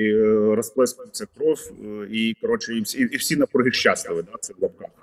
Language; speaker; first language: Ukrainian; native; Ukrainian